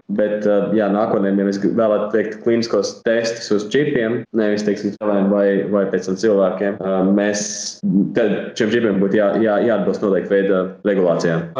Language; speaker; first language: Latvian; native; Latvian